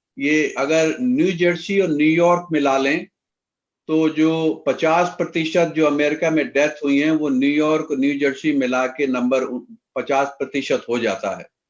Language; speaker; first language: Hindi; native; Hindi